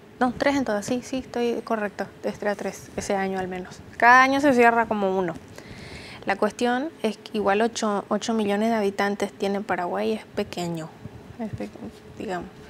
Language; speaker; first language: Spanish; native; Spanish